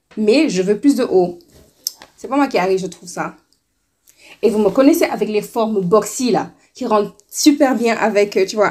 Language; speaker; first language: French; non-native, local second language; Wolof